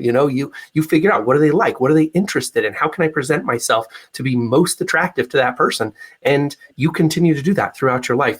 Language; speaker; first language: English; native; English